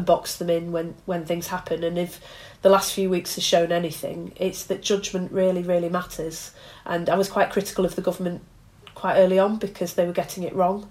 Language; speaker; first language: English; native; English